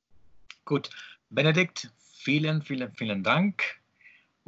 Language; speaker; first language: German; non-native, learner; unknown